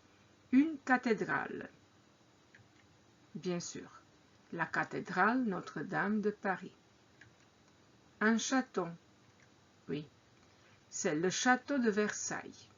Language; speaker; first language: French; non-native, fluent; Croatian